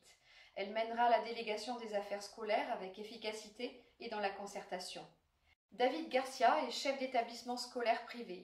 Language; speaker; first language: French; native; French